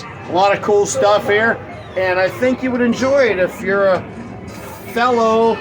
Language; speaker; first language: English; native; English